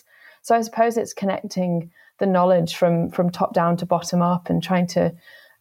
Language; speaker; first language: English; native; English